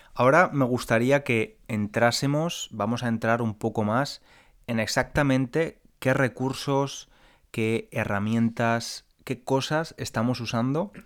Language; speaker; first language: Spanish; native; Spanish